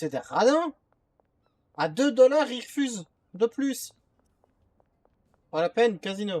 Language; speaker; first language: French; native; French